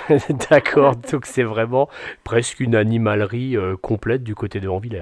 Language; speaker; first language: French; native; French